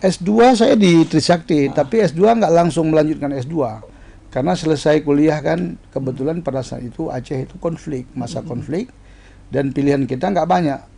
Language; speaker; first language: Indonesian; non-native, local second language; Achinese